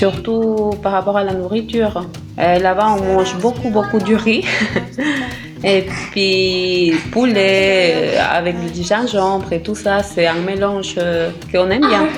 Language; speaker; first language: French; non-native, fluent; Spanish